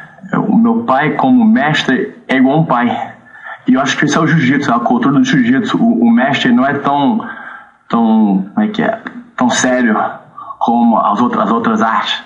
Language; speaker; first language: Portuguese; early bilingual, heritage; Portuguese